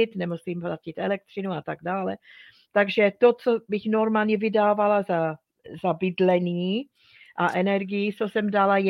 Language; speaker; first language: Czech; non-native, fluent; English